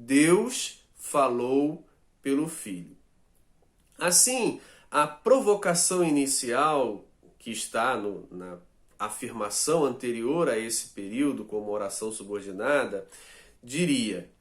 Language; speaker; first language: Portuguese; native; Portuguese